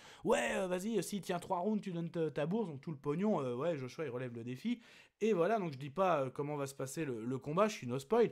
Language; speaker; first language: French; native; French